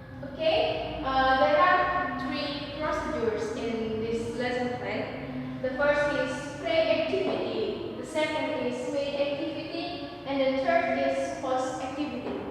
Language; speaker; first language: English; non-native, learner; Indonesian